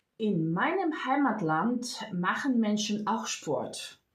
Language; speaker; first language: German; non-native, fluent; Ukrainian